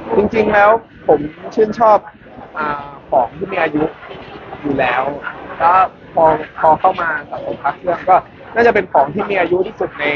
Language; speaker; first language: Thai; native; Thai